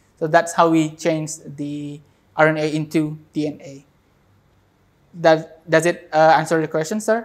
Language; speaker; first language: English; non-native, fluent; Indonesian